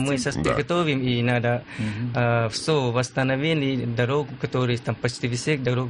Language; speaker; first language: Russian; non-native, learner; Lao